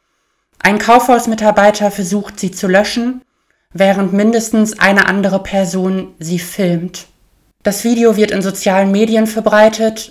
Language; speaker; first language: German; native; German